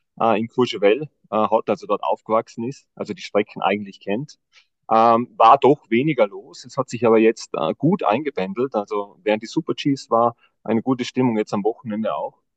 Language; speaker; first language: German; native; German